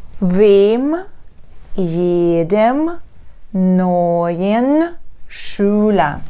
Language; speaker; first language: German; non-native, fluent; Ukrainian